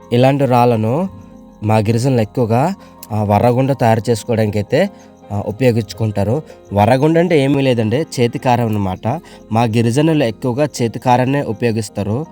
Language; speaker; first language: Telugu; non-native, local second language; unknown